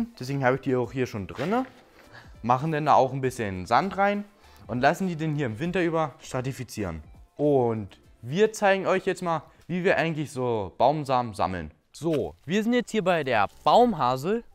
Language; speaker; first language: German; native; German